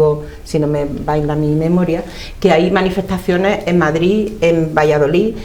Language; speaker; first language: Spanish; native; Spanish